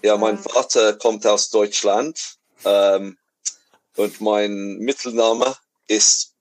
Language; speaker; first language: German; non-native, learner; English